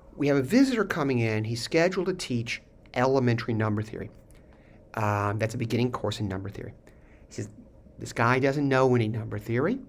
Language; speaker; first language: English; native; English